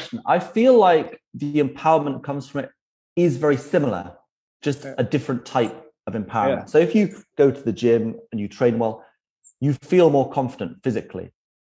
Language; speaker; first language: English; native; English